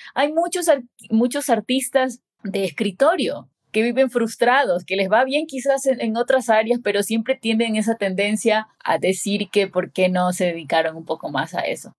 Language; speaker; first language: Spanish; native; Spanish